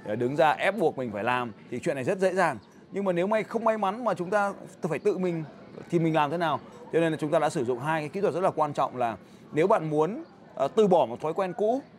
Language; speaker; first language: Vietnamese; native; Vietnamese